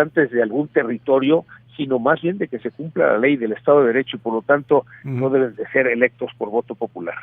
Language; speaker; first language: Spanish; native; Spanish